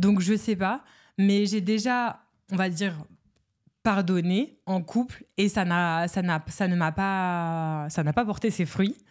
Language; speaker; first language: French; native; French